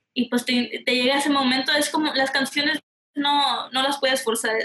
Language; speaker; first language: Spanish; early bilingual, heritage; Spanish